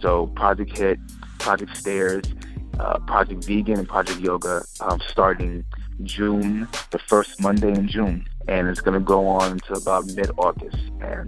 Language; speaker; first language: English; native; English